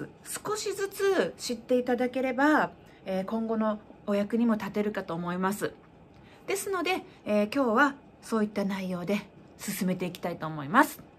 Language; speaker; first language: Japanese; native; Japanese